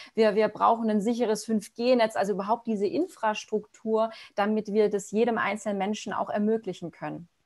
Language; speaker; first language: German; native; German